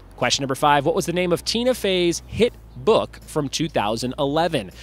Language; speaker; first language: English; native; English